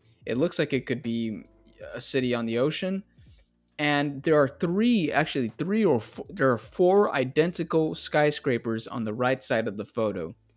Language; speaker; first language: English; native; English